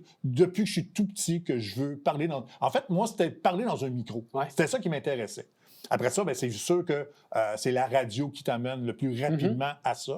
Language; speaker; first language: French; native; French